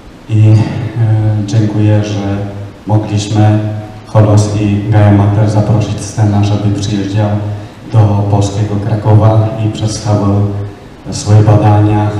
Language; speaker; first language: Polish; non-native, learner; Czech